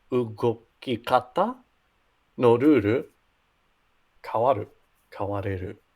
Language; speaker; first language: Japanese; non-native, learner; English